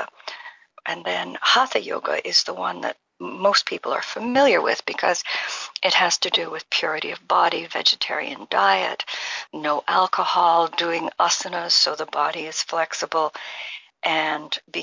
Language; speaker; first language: English; native; English